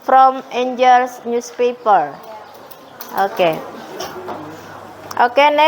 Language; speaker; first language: English; non-native, fluent; Indonesian